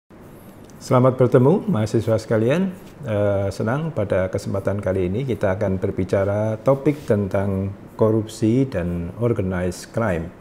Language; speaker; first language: Indonesian; native; Indonesian